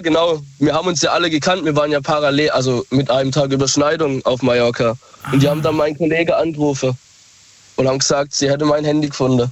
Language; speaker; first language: German; native; German